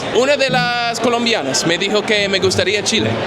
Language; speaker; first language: Spanish; non-native, learner; English